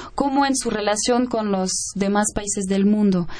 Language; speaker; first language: Spanish; non-native, fluent; French